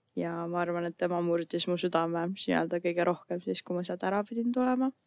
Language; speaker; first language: Estonian; native; Estonian